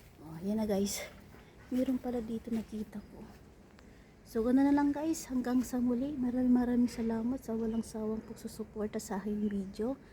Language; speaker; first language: Filipino; non-native, local second language; Chavacano